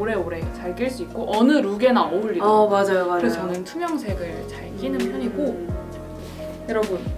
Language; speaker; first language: Korean; native; Korean